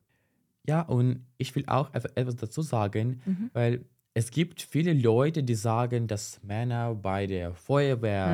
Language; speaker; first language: German; non-native, fluent; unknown